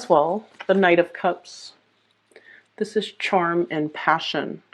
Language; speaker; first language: English; native; English